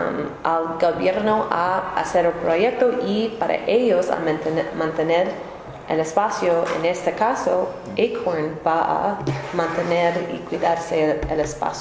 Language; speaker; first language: Spanish; non-native, learner; English